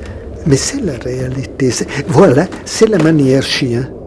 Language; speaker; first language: French; non-native, fluent; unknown